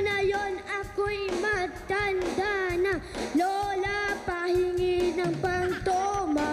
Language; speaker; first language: Filipino; early bilingual, heritage; Filipino